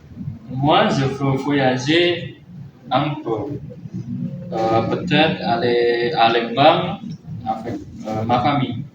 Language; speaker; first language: French; non-native, learner; Indonesian